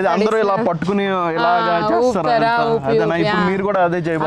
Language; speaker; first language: Telugu; native; Telugu